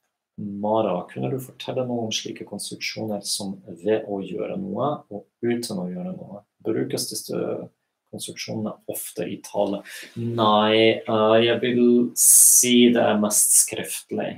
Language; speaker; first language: Norwegian; non-native, fluent; German